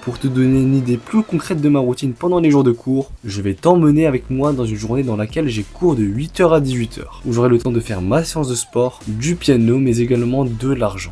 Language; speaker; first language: French; early bilingual, other home language; Chinese